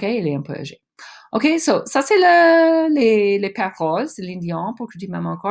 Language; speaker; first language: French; non-native, fluent; English